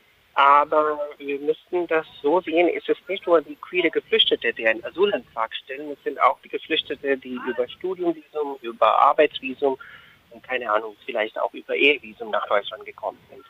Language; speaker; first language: German; non-native, fluent; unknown